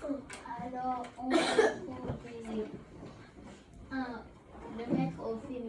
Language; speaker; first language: French; native; French